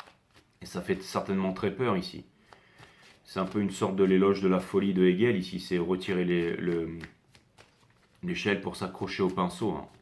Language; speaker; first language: French; native; French